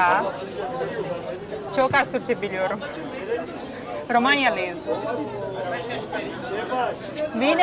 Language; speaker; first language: Turkish; non-native, learner; Romanian